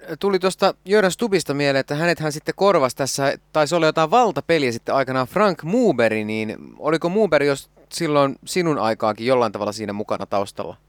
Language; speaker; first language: Finnish; native; Finnish